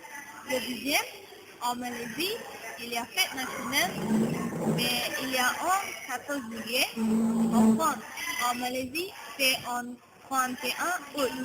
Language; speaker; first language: French; non-native, learner; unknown